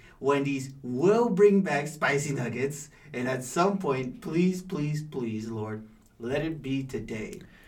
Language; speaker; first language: English; early bilingual, other home language; Spanish